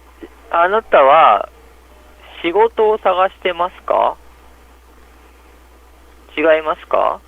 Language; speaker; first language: Japanese; native; Japanese